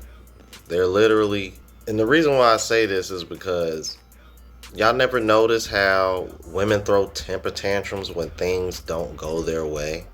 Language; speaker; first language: English; native; English